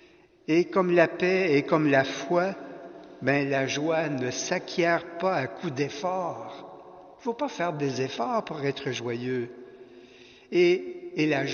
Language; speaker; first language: French; native; French